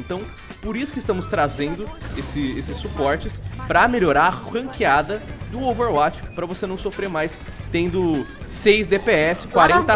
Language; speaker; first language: Portuguese; native; Portuguese